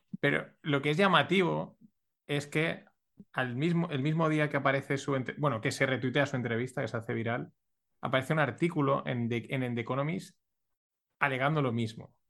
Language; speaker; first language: Spanish; native; Spanish